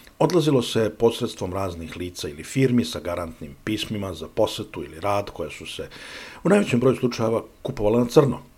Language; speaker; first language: Serbian; native; Serbian